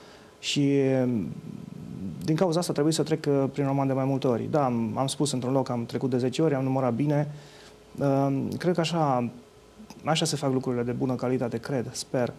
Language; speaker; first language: Romanian; native; Romanian